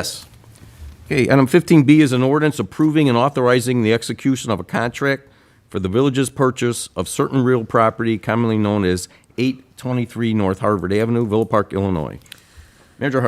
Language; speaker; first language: English; native; English